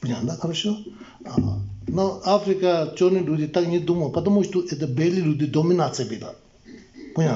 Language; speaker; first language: Russian; non-native, learner; Tibetan